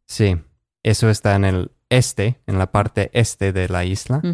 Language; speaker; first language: Spanish; non-native, fluent; English